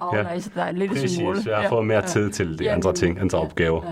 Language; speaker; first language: Danish; non-native, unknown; Arabic